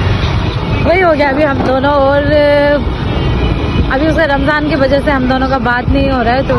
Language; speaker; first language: Hindi; non-native, local second language; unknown